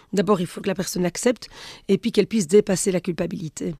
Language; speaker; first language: French; native; French